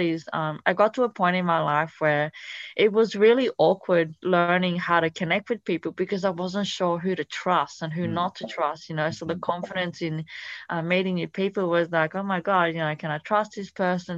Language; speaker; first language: English; non-native, fluent; Italian